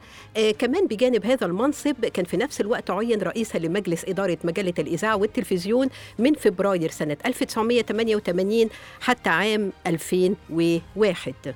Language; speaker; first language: Arabic; native; Arabic